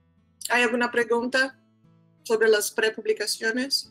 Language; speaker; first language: Spanish; non-native, fluent; Portuguese